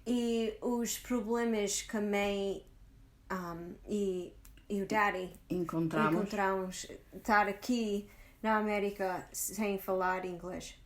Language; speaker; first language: Portuguese; early bilingual, heritage; Portuguese